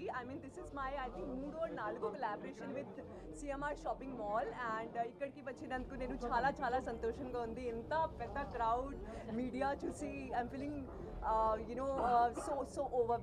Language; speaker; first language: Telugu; non-native, learner; Hindi